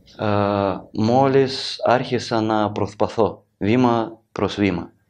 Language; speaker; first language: Greek; non-native, learner; Ukrainian